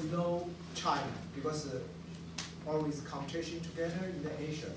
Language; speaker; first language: English; non-native, learner; Chinese